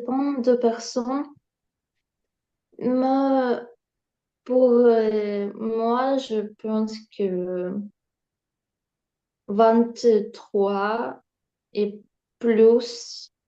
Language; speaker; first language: French; non-native, learner; Ukrainian